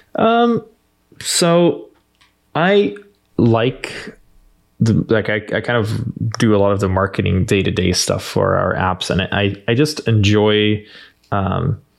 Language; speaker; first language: English; non-native, fluent; Dutch